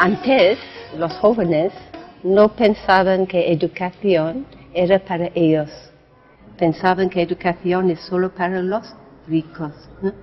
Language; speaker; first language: Spanish; non-native, fluent; English